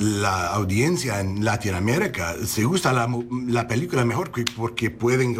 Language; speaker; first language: Spanish; non-native, learner; English